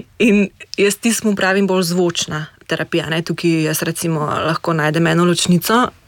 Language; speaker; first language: Slovenian; native; Slovenian